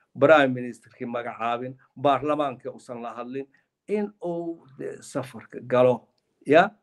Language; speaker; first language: Somali; native; Somali